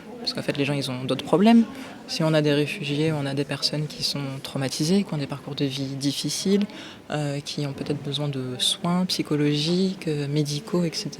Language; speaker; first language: French; native; French